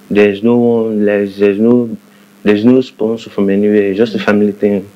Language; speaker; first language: English; non-native, local second language; Igbo